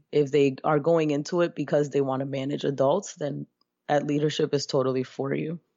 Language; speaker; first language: English; native; English